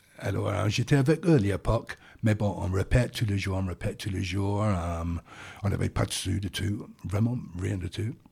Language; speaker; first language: French; non-native, fluent; English